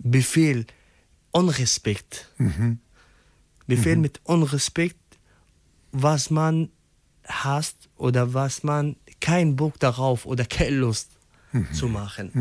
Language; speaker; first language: German; non-native, local second language; Arabic